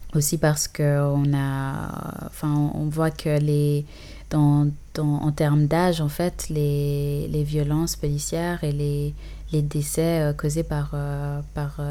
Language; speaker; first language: French; early bilingual, other home language; English